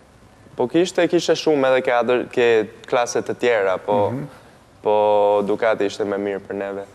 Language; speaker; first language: Albanian; early bilingual, heritage; Albanian